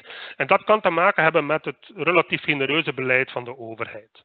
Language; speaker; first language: Dutch; native; Dutch